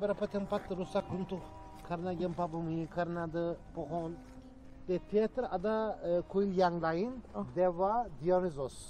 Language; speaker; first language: Indonesian; non-native, learner; Turkish